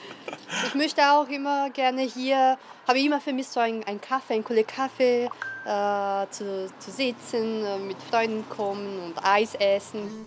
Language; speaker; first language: German; non-native, local second language; Portuguese